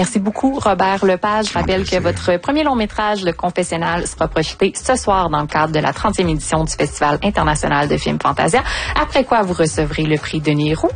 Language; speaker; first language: French; native; French